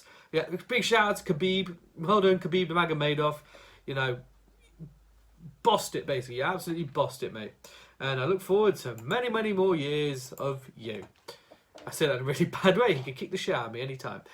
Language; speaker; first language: English; native; English